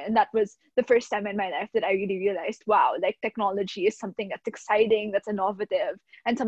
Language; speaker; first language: English; non-native, local second language; Filipino